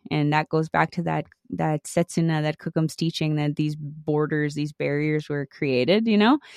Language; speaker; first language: English; native; English